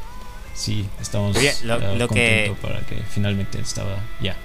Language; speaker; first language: Spanish; non-native, fluent; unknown